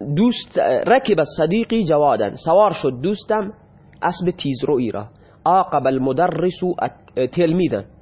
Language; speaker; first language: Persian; non-native, local second language; Baluchi